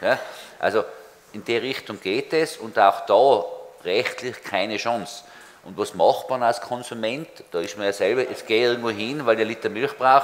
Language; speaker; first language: German; native; German